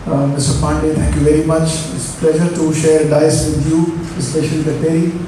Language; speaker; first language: English; non-native, local second language; Hindi